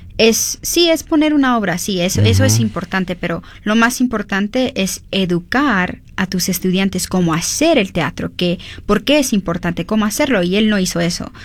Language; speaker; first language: Spanish; early bilingual, heritage; Spanish